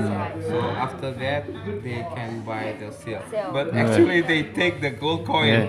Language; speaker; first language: English; non-native, learner; Indonesian